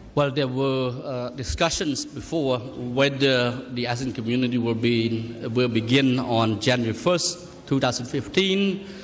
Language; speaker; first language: English; non-native, fluent; Khmer